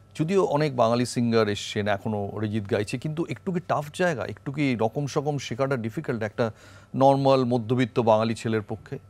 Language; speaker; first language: Bangla; native; Bangla